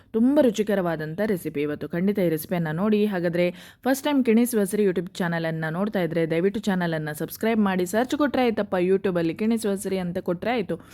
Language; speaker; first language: Kannada; non-native, local second language; Konkani